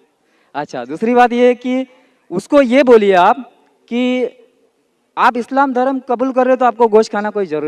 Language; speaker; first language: Hindi; non-native, local second language; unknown